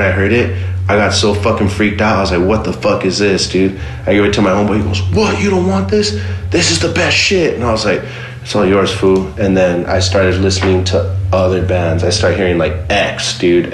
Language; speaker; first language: English; native; English